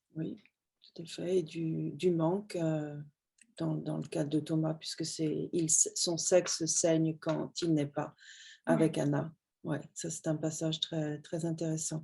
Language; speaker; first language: French; native; French